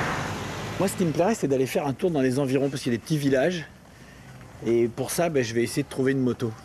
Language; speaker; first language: French; native; French